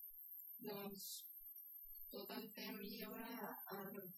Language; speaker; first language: Catalan; non-native, learner; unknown